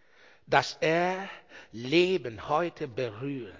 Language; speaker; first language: German; non-native, learner; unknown